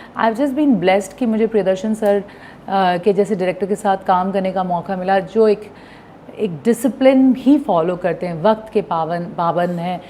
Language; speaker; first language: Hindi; non-native, local second language; Bhojpuri